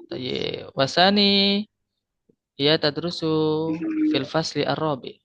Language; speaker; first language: Arabic; non-native, fluent; Indonesian